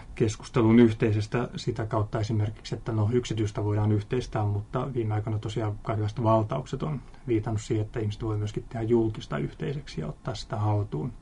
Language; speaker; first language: Finnish; native; Finnish